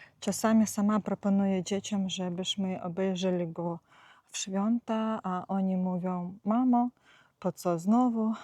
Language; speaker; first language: Polish; non-native, fluent; Ukrainian